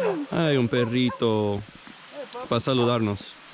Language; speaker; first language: Spanish; non-native, learner; English